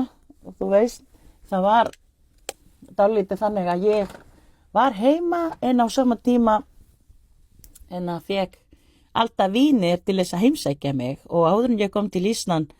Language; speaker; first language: Icelandic; non-native, fluent; Spanish